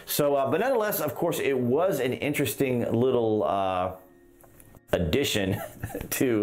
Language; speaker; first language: English; native; English